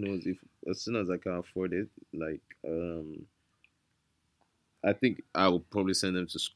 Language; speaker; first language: English; non-native, local second language; Yoruba